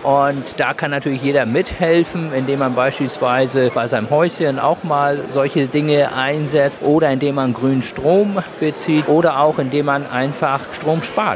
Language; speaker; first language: German; native; German